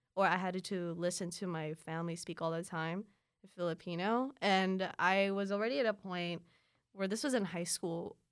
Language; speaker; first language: English; early bilingual, other home language; Filipino